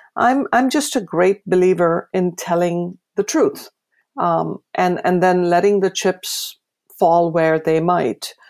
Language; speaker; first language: English; non-native, local second language; Gujarati